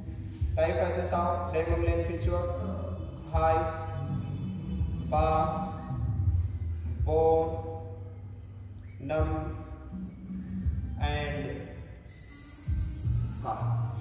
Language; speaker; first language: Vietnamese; non-native, learner; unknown